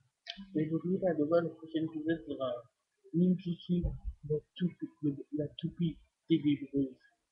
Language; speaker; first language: French; native; French